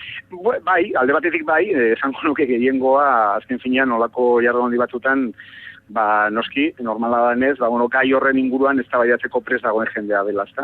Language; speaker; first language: Basque; native; Basque